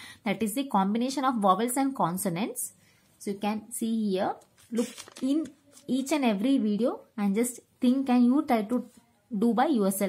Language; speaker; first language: English; non-native, local second language; Tamil